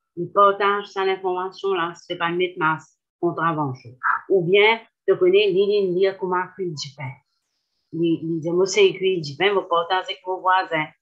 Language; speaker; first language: French; non-native, local second language; Morisyen